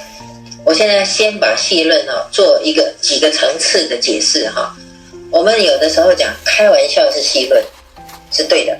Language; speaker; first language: Chinese; native; Chinese